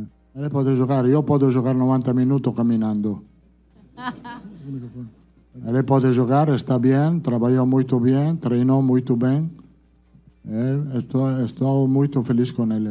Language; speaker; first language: Portuguese; non-native, fluent; Italian